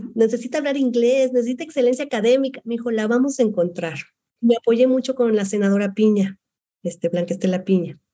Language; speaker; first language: Spanish; native; Spanish